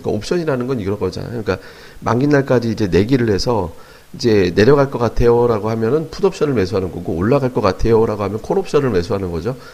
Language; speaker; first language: Korean; native; Korean